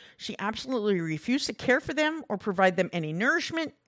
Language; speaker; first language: English; early bilingual, other home language; Korean